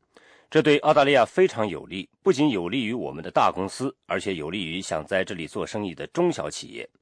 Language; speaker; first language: Chinese; native; Chinese